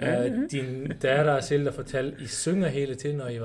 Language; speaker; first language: Danish; non-native, fluent; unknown